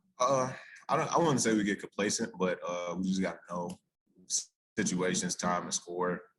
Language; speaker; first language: English; native; English